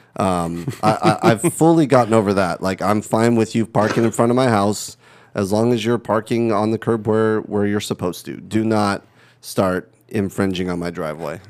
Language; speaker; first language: English; native; English